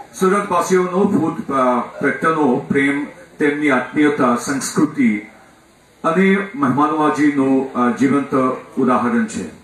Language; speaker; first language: Gujarati; non-native, learner; Assamese